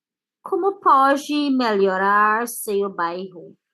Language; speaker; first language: Portuguese; non-native, fluent; English